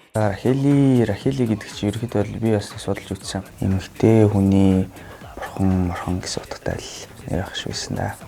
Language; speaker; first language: Mongolian; non-native, fluent; Russian